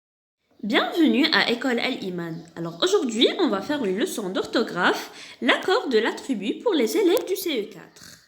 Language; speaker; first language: French; non-native, local second language; Arabic